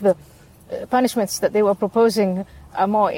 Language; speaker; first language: English; non-native, fluent; Somali